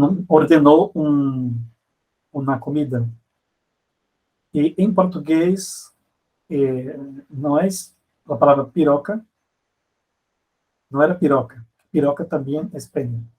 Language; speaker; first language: Spanish; non-native, fluent; Portuguese